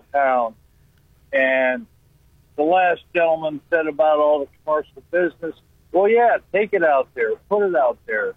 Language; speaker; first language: English; native; English